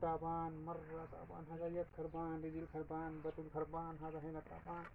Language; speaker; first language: Arabic; non-native, learner; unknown